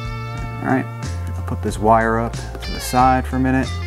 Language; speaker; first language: English; native; English